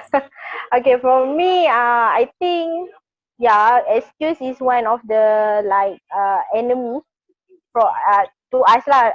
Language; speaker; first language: English; non-native, learner; Malay